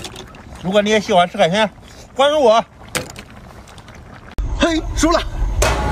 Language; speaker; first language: Chinese; native; Chinese